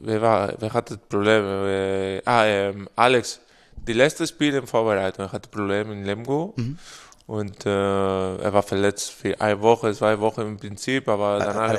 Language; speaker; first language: German; non-native, fluent; Spanish